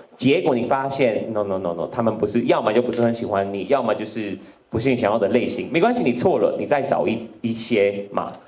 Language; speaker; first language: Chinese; non-native, fluent; English